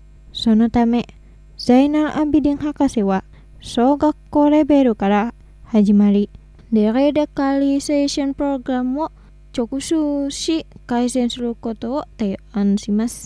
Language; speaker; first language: Japanese; non-native, fluent; Indonesian